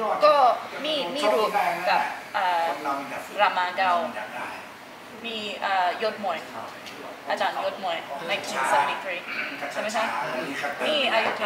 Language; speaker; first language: Thai; non-native, fluent; English